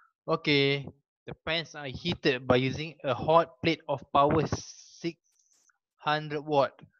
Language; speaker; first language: English; non-native, local second language; Malay